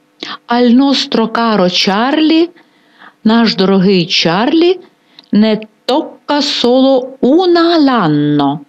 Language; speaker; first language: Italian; non-native, fluent; Ukrainian